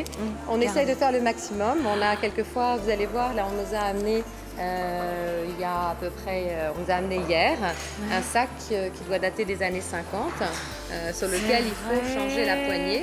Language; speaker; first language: French; native; French